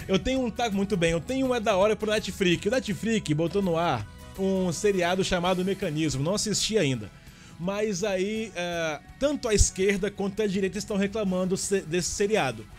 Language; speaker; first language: Portuguese; native; Portuguese